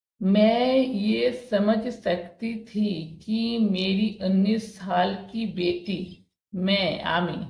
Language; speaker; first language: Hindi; non-native, fluent; Bangla